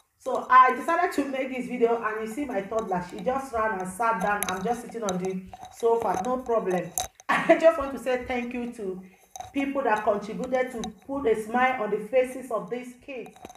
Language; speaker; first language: English; non-native, local second language; Igbo